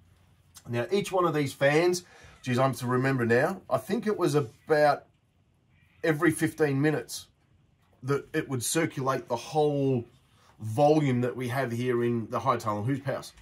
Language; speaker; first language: English; native; English